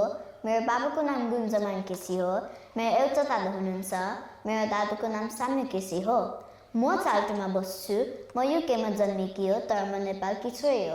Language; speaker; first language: Nepali; early bilingual, heritage; Nepali